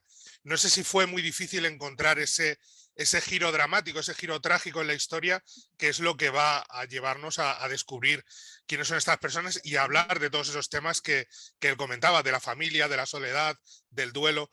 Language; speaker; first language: Spanish; native; Spanish